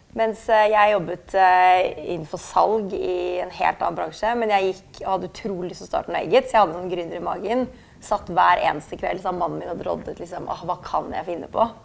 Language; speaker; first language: Norwegian; early bilingual, other home language; German